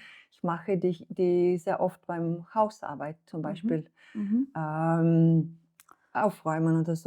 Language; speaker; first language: German; non-native, fluent; Slovenian